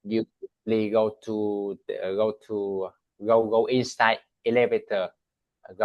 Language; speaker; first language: English; non-native, learner; Vietnamese